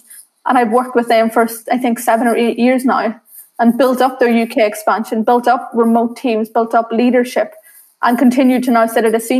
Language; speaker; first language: English; native; English